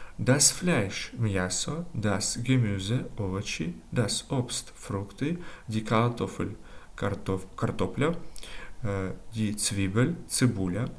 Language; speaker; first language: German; non-native, learner; Ukrainian